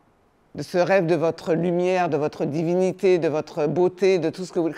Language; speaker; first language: French; native; French